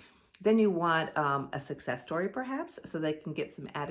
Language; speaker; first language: English; native; English